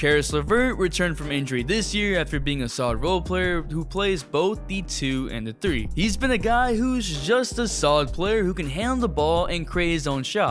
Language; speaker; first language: English; native; English